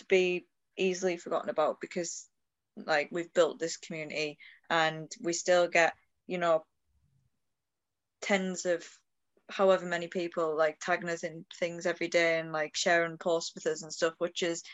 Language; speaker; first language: English; native; English